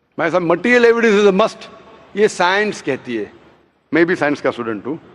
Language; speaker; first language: Hindi; non-native, local second language; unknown